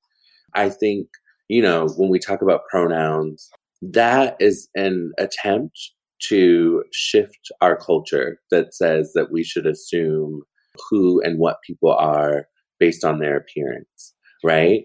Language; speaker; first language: English; native; English